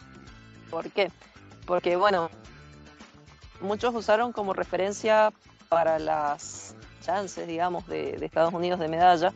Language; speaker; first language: Spanish; native; Spanish